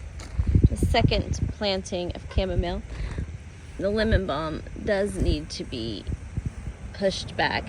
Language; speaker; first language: English; native; English